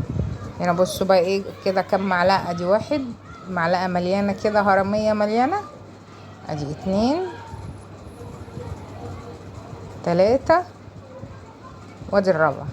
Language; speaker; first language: Arabic; native; Arabic